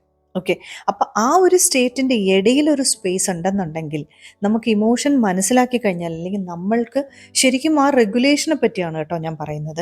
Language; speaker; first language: Malayalam; native; Malayalam